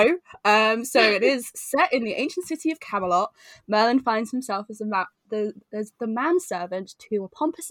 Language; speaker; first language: English; native; English